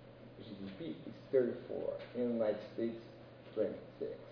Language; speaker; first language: English; non-native, learner; Portuguese